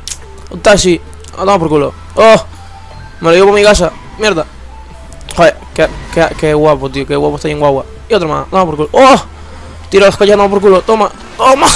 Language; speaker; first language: Spanish; native; Spanish